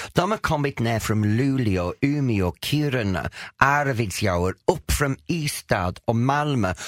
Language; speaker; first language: Swedish; non-native, fluent; English